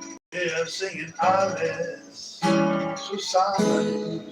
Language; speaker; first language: German; non-native, learner; English